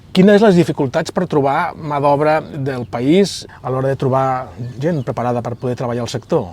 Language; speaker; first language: Catalan; native; Catalan